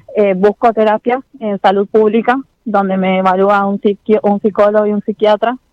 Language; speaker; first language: Spanish; native; Spanish